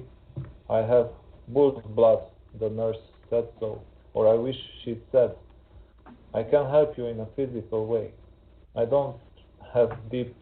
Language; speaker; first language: English; non-native, fluent; Hungarian